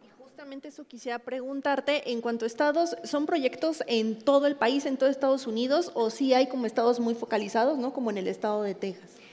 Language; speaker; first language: Spanish; native; Spanish